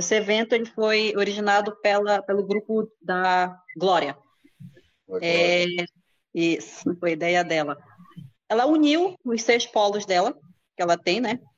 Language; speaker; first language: Portuguese; native; Portuguese